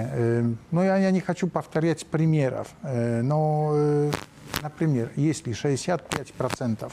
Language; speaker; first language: Polish; non-native, learner; Russian